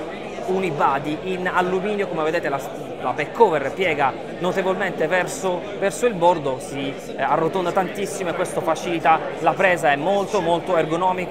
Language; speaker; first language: Italian; native; Italian